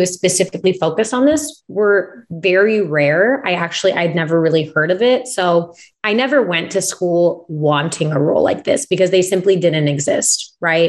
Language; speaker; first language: English; native; English